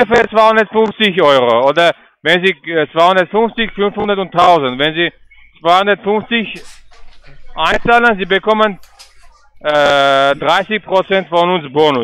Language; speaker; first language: German; non-native, learner; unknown